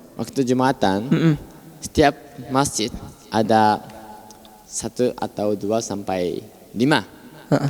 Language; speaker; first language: Indonesian; non-native, fluent; Japanese